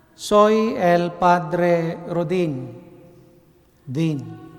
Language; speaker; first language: Spanish; non-native, learner; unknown